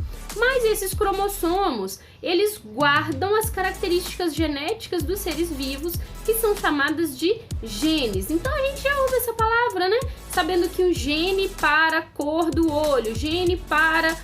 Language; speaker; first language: Portuguese; native; Portuguese